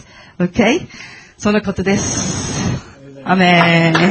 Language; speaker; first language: Japanese; non-native, learner; English